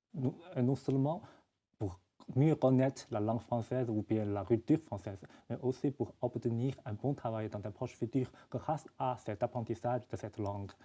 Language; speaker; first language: French; non-native, fluent; Chinese